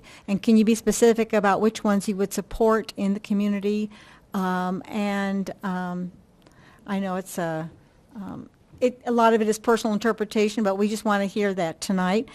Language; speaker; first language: English; native; English